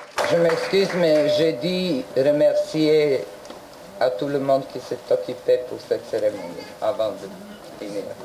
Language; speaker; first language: French; non-native, fluent; Serbian